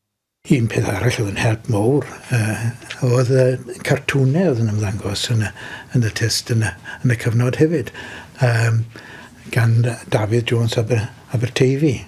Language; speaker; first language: Welsh; native; Welsh